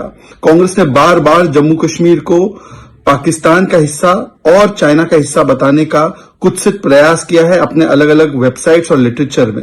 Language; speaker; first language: Hindi; native; Hindi